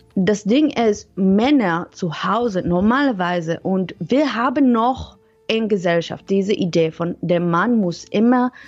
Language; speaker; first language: German; non-native, fluent; Hebrew